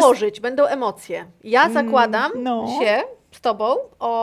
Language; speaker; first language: Polish; native; Polish